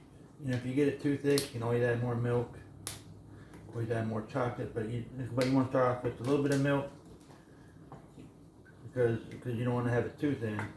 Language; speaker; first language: English; native; English